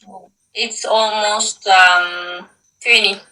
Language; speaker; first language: English; non-native, local second language; Amharic